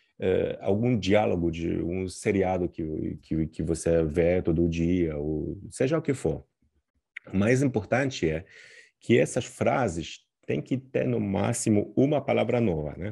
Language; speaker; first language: Portuguese; non-native, fluent; Polish